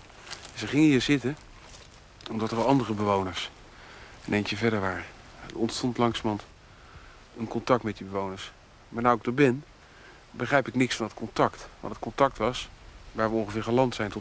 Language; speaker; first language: Dutch; native; Dutch